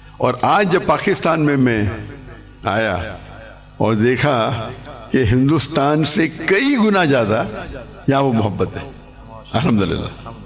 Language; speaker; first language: Urdu; non-native, local second language; English